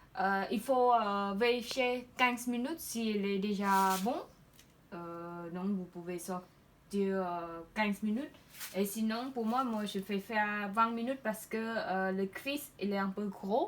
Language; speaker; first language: French; non-native, learner; Khmer